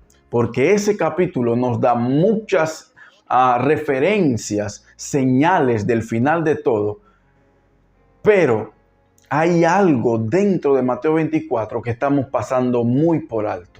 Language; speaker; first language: Spanish; native; Spanish